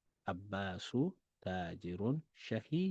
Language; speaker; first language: Arabic; non-native, fluent; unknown